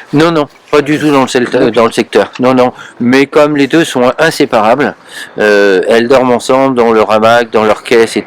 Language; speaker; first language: French; native; French